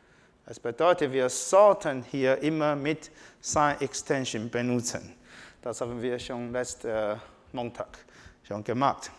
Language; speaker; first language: German; non-native, learner; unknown